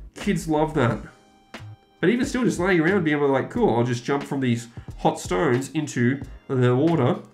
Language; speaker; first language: English; native; English